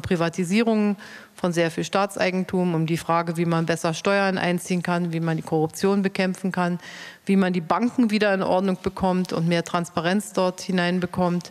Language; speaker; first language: German; native; German